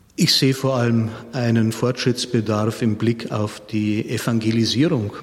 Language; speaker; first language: German; native; German